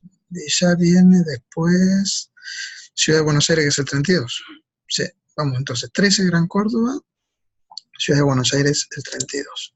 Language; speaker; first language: Spanish; native; Spanish